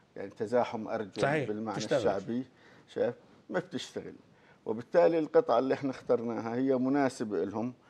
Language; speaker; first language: Arabic; native; Arabic